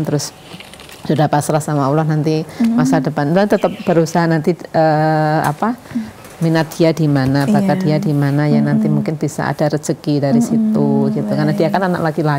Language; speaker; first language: Indonesian; native; Indonesian